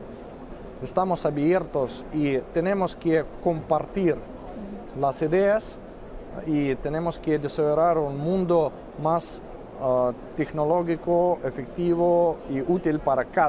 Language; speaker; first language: Spanish; non-native, fluent; Russian